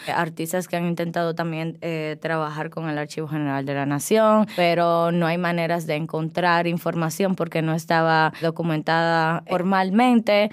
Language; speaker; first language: Spanish; native; Spanish